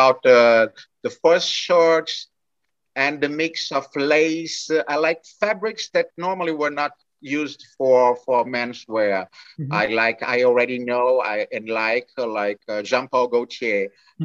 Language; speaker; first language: English; non-native, fluent; Portuguese